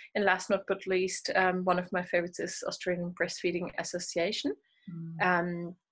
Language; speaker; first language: English; non-native, fluent; German